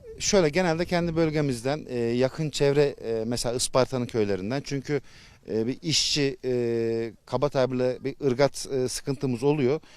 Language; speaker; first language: Turkish; native; Turkish